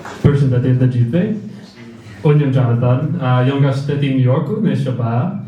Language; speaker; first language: Albanian; non-native, learner; English